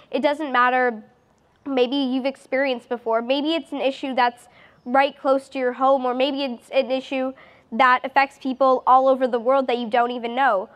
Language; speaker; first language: English; native; English